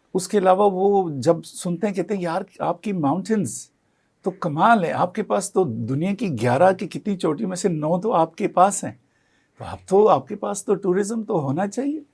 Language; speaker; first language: Urdu; non-native, local second language; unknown